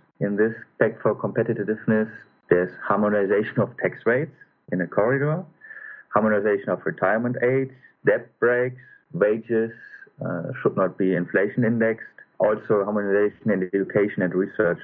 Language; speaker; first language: English; non-native, fluent; German